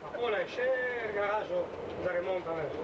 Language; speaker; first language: Slovenian; non-native, learner; Italian